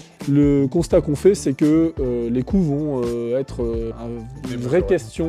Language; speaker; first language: French; native; French